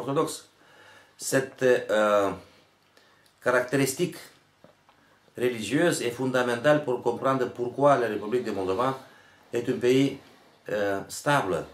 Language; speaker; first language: French; non-native, fluent; Romanian